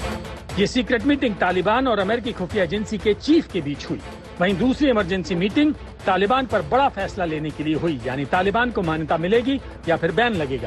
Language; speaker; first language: Hindi; native; Hindi